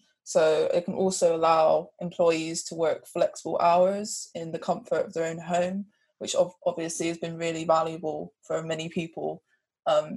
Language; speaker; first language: English; native; English